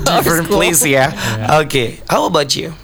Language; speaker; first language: English; non-native, learner; Indonesian